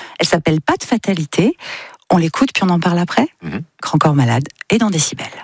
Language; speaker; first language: French; native; French